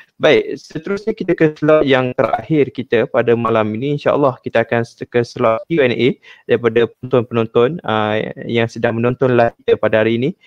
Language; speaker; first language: Malay; native; Malay